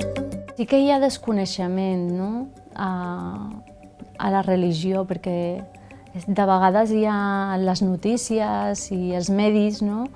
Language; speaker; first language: Catalan; early bilingual, other home language; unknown